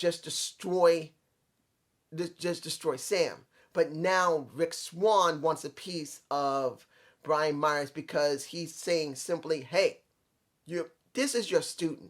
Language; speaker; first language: English; native; English